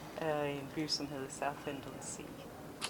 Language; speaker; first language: Danish; non-native, fluent; English